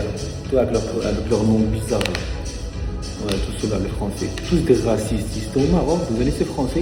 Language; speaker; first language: French; non-native, local second language; Arabic